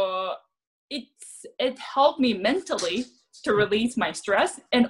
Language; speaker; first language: English; non-native, fluent; Japanese